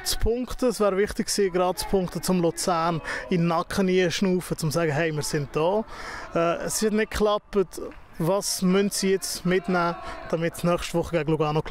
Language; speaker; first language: German; native; German